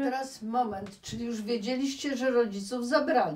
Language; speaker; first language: Polish; native; Polish